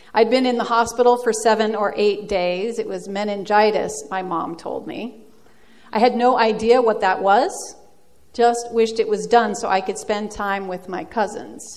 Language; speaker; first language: English; early bilingual, other home language; Dutch